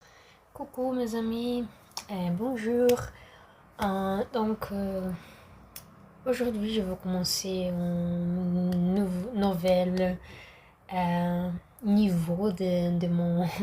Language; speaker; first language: French; non-native, learner; Portuguese